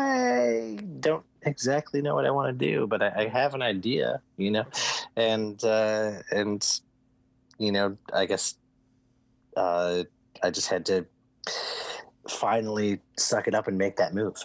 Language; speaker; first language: English; native; English